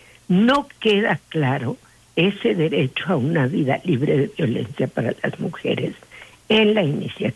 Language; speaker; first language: Spanish; native; Spanish